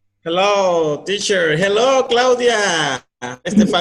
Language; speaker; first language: English; non-native, learner; Spanish